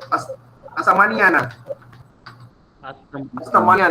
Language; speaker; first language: Spanish; non-native, fluent; Bangla